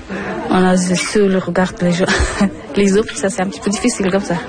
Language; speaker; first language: French; non-native, learner; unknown